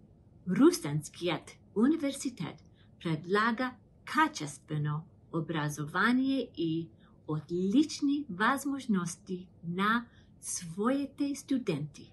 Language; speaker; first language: Bulgarian; non-native, fluent; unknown